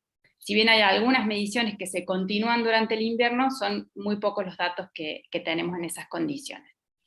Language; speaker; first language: Spanish; native; Spanish